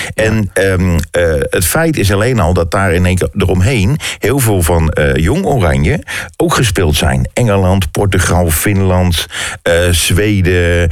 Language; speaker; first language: Dutch; native; Dutch